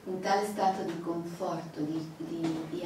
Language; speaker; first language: Italian; native; Italian